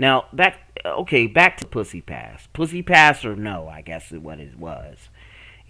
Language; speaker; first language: English; native; English